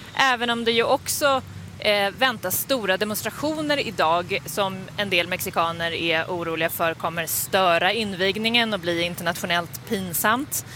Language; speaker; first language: Swedish; native; Swedish